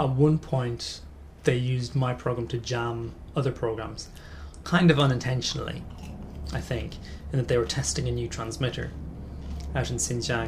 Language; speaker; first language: English; native; English